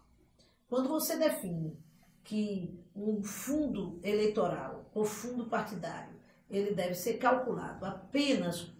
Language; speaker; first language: Portuguese; native; Portuguese